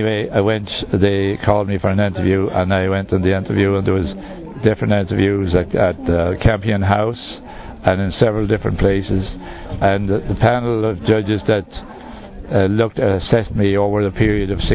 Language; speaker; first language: English; native; English